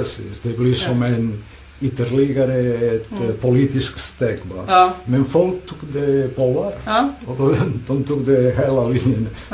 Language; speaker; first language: Swedish; non-native, fluent; Catalan